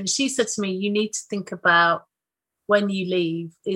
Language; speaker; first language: English; native; English